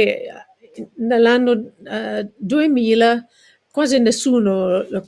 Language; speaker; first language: Italian; non-native, learner; English